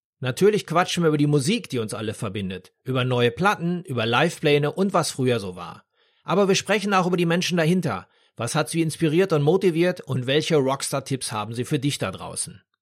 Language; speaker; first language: German; native; German